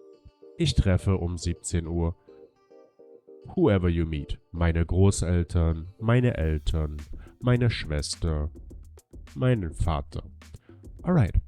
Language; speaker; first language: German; non-native, fluent; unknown